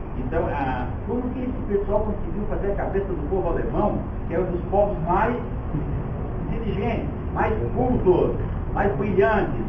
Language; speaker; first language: Portuguese; early bilingual, other home language; Yiddish